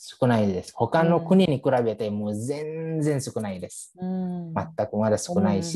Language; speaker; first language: Japanese; non-native, fluent; Indonesian